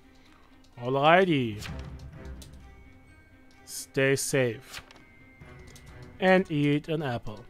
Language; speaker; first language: English; non-native, fluent; German